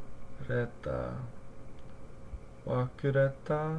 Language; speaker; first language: Japanese; non-native, learner; English